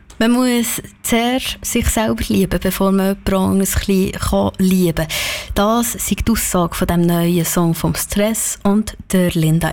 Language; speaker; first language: German; native; German